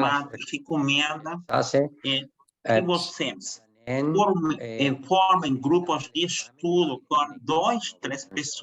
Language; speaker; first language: Portuguese; non-native, fluent; Spanish